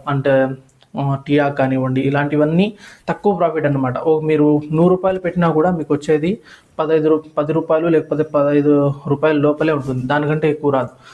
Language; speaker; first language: Telugu; non-native, local second language; Urdu